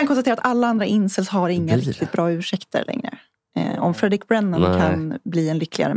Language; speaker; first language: Swedish; native; Swedish